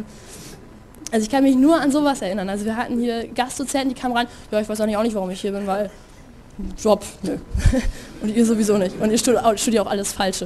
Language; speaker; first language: German; native; German